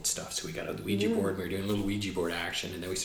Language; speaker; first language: English; native; English